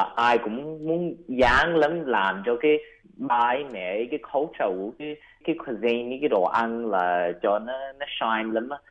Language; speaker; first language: Vietnamese; early bilingual, heritage; Vietnamese